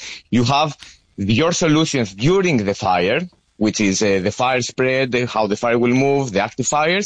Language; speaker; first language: English; non-native, fluent; Greek